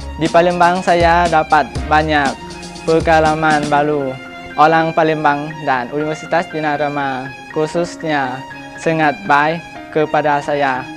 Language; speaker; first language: Indonesian; non-native, learner; Lao